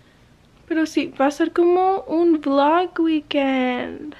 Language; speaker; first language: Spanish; early bilingual, other home language; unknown